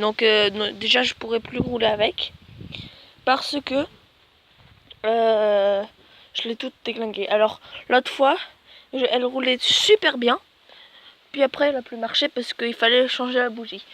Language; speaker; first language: French; native; French